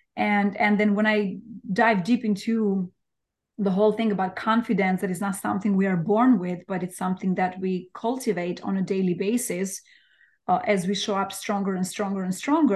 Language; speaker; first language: English; non-native, fluent; Albanian